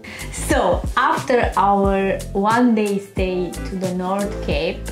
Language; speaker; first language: English; non-native, learner; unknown